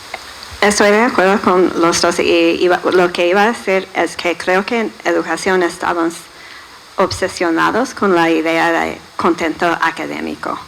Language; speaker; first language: Spanish; non-native, fluent; English